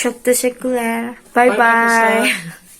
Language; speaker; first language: Turkish; non-native, learner; Indonesian